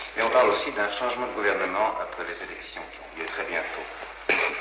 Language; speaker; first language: French; native; French